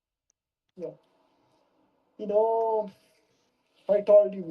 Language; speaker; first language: English; non-native, learner; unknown